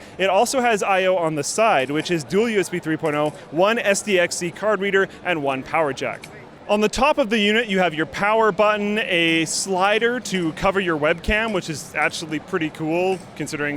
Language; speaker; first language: English; native; English